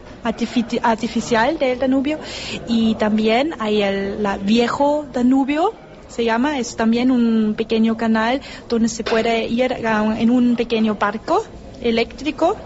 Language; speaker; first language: Spanish; non-native, learner; German